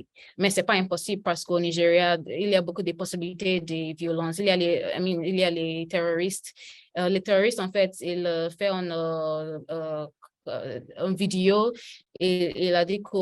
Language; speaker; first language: French; non-native, learner; Yoruba